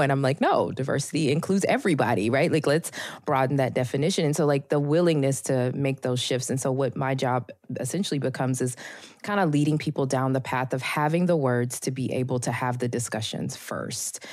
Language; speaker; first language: English; native; English